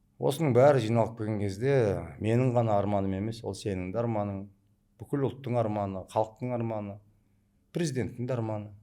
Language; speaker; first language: Kazakh; early bilingual, heritage; Kazakh